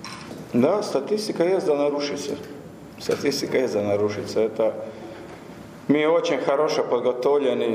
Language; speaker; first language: Russian; non-native, learner; Croatian